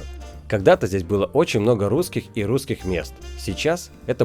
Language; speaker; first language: Russian; native; Russian